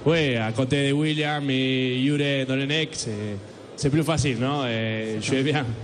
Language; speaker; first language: French; non-native, learner; Spanish